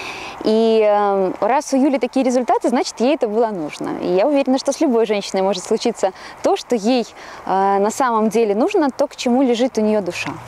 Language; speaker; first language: Russian; native; Russian